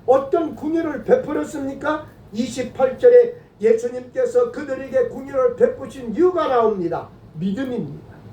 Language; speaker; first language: Korean; native; Korean